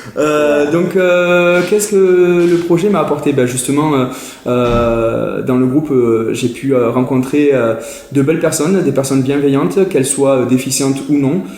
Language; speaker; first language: French; native; French